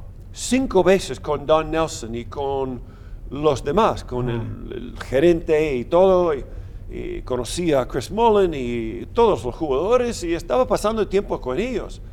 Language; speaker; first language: Spanish; non-native, fluent; English